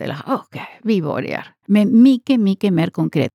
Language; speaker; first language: Swedish; non-native, fluent; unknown